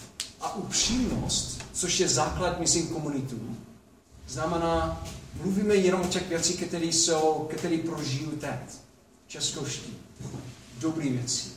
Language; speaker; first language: Czech; non-native, fluent; English